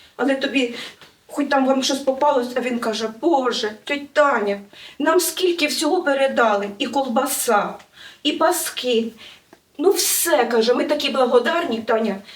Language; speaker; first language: Ukrainian; native; Ukrainian